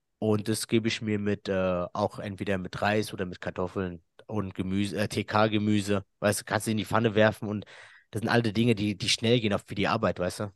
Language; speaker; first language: German; early bilingual, other home language; Arabic